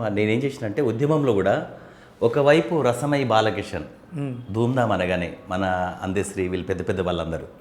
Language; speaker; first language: Telugu; non-native, local second language; Lambadi